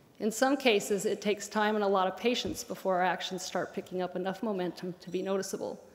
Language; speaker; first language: English; native; English